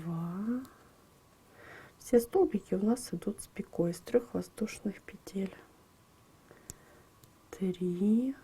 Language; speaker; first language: Russian; native; Russian